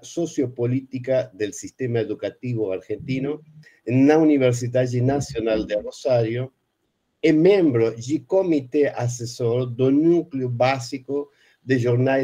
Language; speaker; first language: Portuguese; non-native, fluent; Spanish